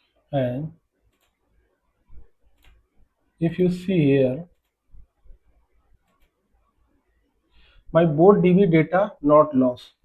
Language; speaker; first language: English; non-native, local second language; Hindi